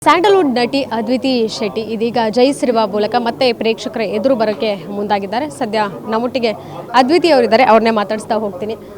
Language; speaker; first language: Kannada; native; Kannada